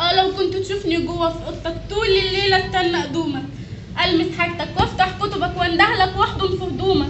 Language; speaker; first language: Arabic; native; Arabic